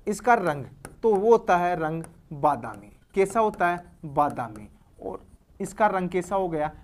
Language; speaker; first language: Hindi; native; Hindi